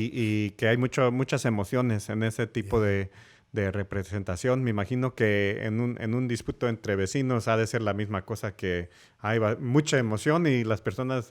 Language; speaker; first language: Spanish; early bilingual, heritage; Spanish